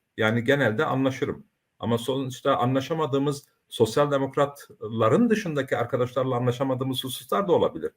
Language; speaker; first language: Turkish; early bilingual, heritage; Turkish